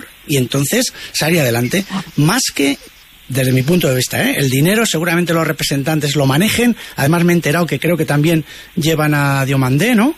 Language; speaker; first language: Spanish; native; Spanish